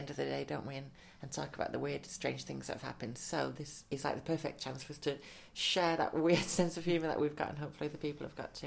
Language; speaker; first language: English; native; English